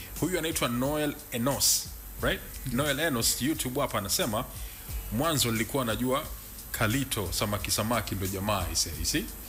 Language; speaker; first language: Swahili; native; Swahili